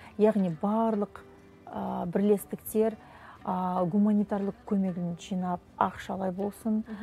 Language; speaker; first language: Kazakh; non-native, local second language; Russian